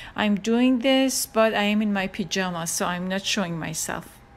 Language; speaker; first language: English; non-native, fluent; Persian